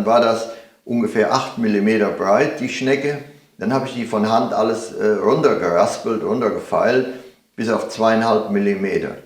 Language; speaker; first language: German; native; German